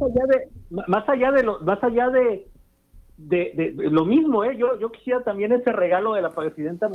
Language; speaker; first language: Spanish; native; Spanish